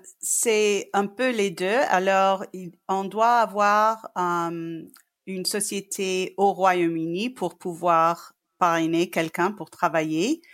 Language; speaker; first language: French; non-native, fluent; English